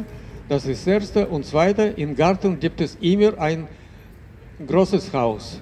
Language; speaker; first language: German; non-native, fluent; Russian